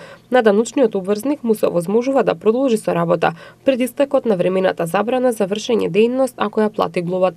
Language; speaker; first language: Macedonian; native; Macedonian